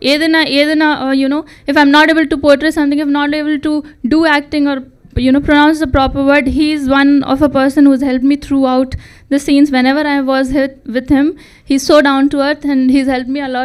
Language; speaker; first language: Telugu; non-native, learner; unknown